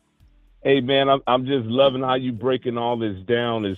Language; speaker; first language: English; native; English